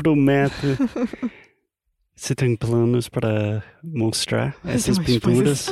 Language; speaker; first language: Portuguese; non-native, learner; English